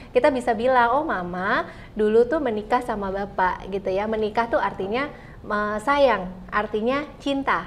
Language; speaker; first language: Indonesian; native; Indonesian